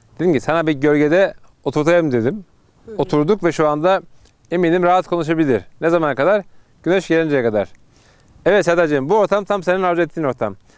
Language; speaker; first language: Turkish; native; Turkish